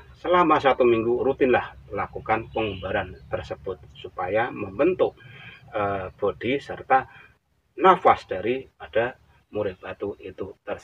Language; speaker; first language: Indonesian; native; Indonesian